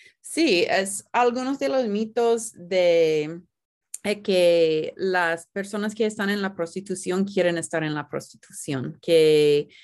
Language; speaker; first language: Spanish; non-native, fluent; English